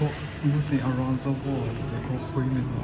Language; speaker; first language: English; non-native, learner; Chinese